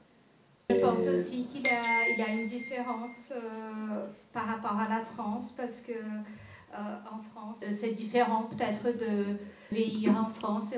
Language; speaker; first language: French; non-native, fluent; Portuguese